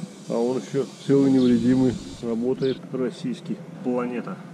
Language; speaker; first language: Russian; native; Russian